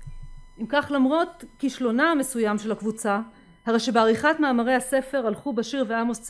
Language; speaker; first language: Hebrew; native; Hebrew